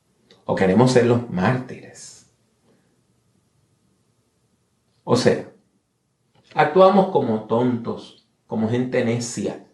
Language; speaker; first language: Spanish; native; Spanish